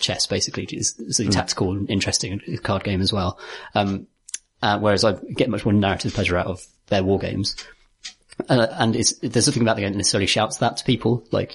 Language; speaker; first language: English; native; English